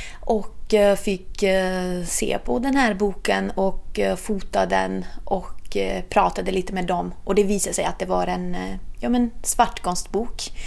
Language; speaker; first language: Swedish; non-native, fluent; Italian